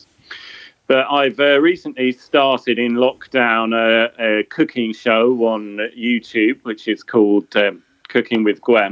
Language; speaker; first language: English; native; English